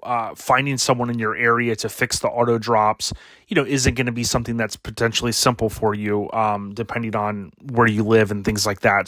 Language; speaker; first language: English; native; English